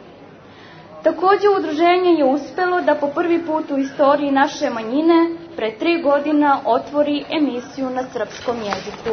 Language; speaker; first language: Serbian; early bilingual, heritage; Serbian